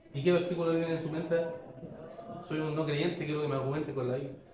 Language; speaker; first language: Spanish; native; Spanish